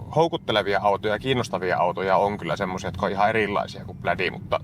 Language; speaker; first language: Finnish; native; Finnish